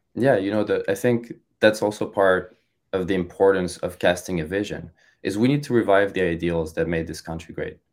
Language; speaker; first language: English; non-native, fluent; French